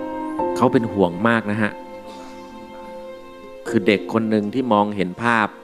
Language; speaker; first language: Thai; native; Thai